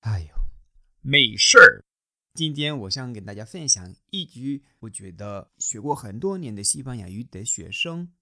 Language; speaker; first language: Chinese; non-native, fluent; Spanish